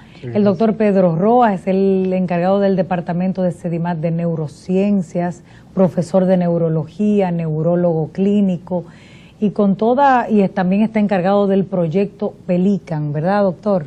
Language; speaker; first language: Spanish; native; Spanish